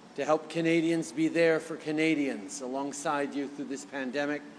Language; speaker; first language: English; early bilingual, other home language; French